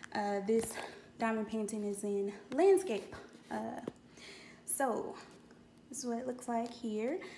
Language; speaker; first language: English; native; English